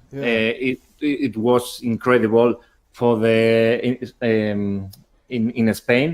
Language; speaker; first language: English; non-native, learner; Spanish